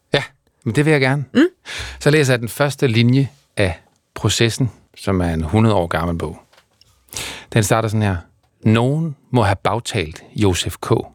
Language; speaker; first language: Danish; native; Danish